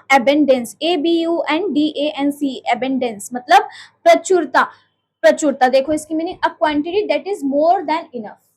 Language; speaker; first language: Hindi; native; Hindi